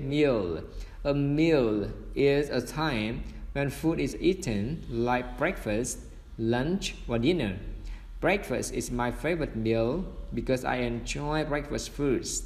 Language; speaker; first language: English; non-native, fluent; Vietnamese